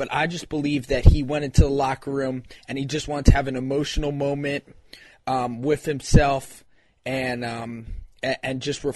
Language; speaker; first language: English; native; English